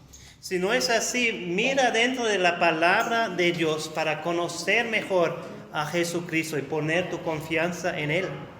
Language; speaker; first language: Spanish; non-native, fluent; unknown